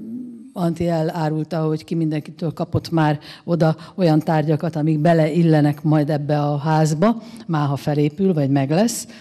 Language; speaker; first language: Hungarian; native; Hungarian